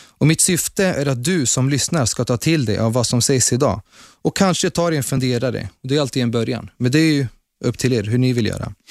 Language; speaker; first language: Swedish; early bilingual, other home language; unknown